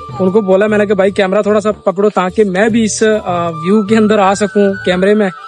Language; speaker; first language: Urdu; non-native, local second language; Punjabi